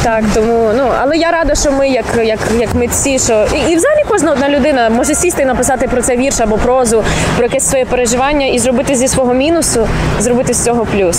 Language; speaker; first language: Ukrainian; native; Ukrainian